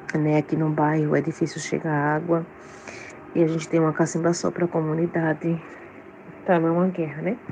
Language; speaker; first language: Portuguese; native; Portuguese